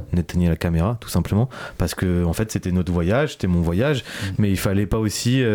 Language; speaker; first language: French; native; French